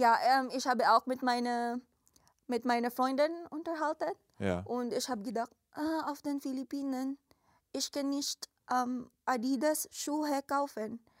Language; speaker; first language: German; non-native, learner; Filipino